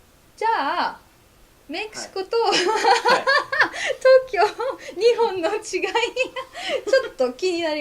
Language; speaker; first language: Japanese; non-native, fluent; Polish